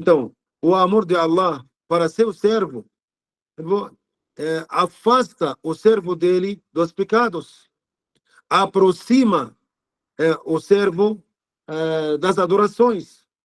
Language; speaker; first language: Portuguese; non-native, learner; Arabic